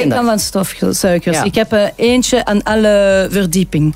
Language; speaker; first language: Dutch; non-native, local second language; French